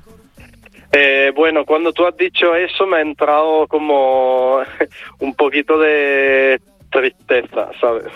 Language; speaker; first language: Spanish; non-native, fluent; Italian